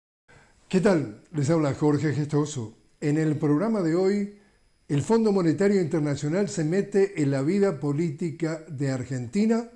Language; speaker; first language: Spanish; native; Spanish